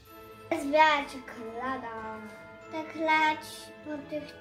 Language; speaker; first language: Polish; early bilingual, heritage; Polish